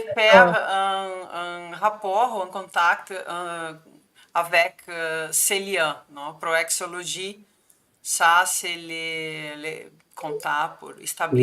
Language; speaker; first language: French; non-native, fluent; Portuguese